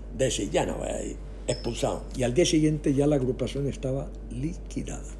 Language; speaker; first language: Spanish; non-native, local second language; Catalan